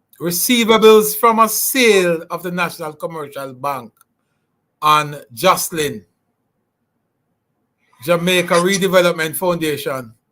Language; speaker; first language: English; native; English